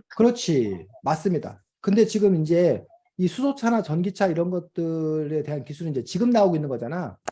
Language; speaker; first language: Korean; native; Korean